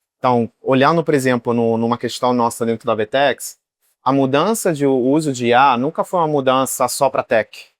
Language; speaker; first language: Portuguese; non-native, fluent; Italian